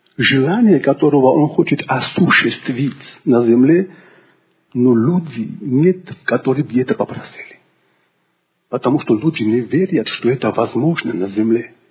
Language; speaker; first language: Russian; non-native, local second language; Georgian